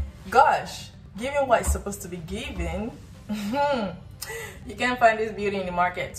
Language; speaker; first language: English; non-native, local second language; Yoruba